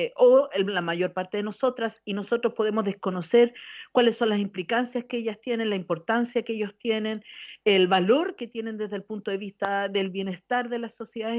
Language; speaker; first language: Spanish; native; Spanish